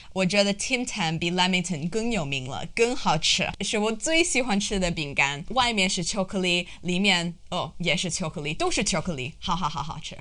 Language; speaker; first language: Chinese; non-native, fluent; English